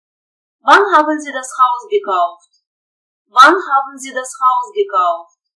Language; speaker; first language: German; non-native, fluent; Russian